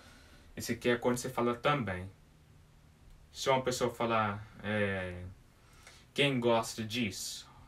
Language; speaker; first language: Portuguese; early bilingual, heritage; English